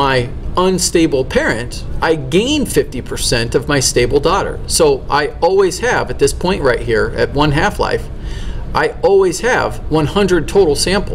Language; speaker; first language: English; native; English